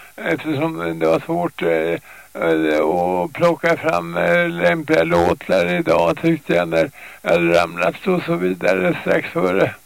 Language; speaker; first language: Swedish; native; Swedish